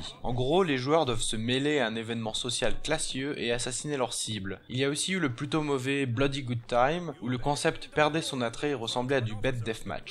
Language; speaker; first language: French; native; French